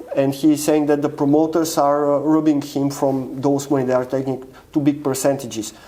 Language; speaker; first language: English; non-native, fluent; Bulgarian